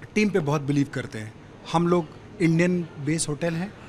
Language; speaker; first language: Hindi; native; Hindi